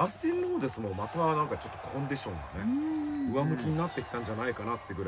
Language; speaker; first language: Japanese; native; Japanese